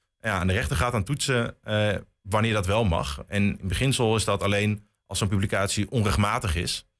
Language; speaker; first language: Dutch; native; Dutch